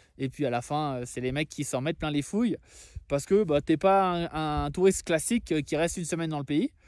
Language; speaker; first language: French; native; French